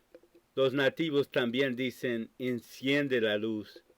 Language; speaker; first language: Spanish; non-native, fluent; English